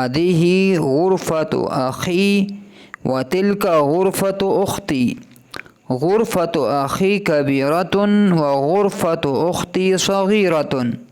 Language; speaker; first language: Arabic; non-native, fluent; Urdu